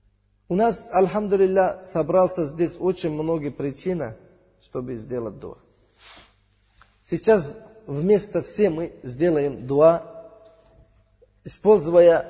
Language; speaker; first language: Russian; non-native, learner; Uzbek